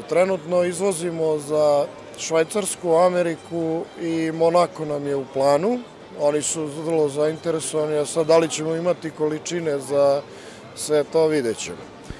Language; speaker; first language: Serbian; native; Serbian